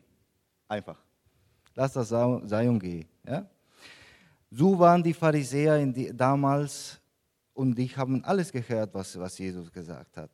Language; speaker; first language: German; non-native, fluent; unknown